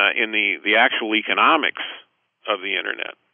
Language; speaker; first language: English; native; English